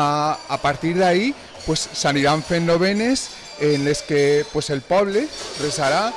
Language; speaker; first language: Catalan; native; Catalan